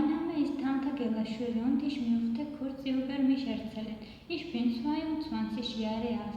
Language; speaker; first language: German; non-native, learner; Georgian